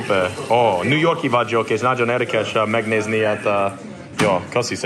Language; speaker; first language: Hungarian; non-native, learner; English